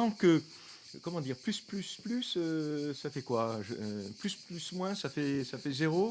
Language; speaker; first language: French; native; French